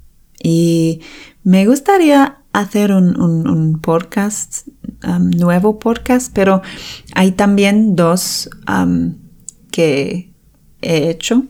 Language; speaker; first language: Spanish; non-native, fluent; English